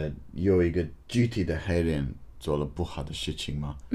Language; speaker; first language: Chinese; non-native, learner; English